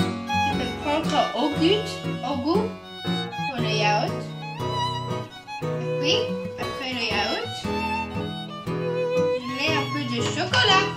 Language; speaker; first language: French; non-native, learner; English